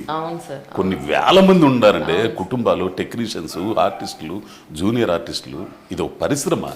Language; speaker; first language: Telugu; native; Telugu